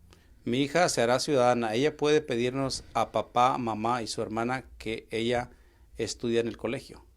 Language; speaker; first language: Spanish; native; Spanish